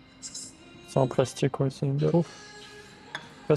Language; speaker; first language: French; native; French